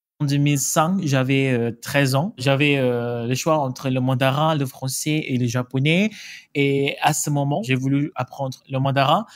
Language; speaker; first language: French; non-native, fluent; Malay